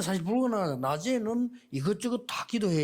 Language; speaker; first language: Korean; native; Korean